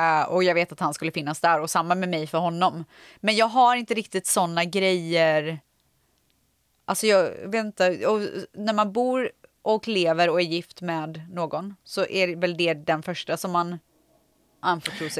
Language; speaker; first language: Swedish; native; Swedish